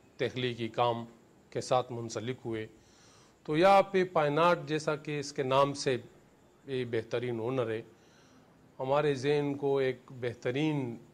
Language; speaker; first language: Urdu; non-native, local second language; Pashto